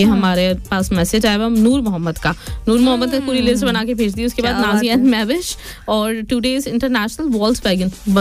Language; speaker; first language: Hindi; native; Hindi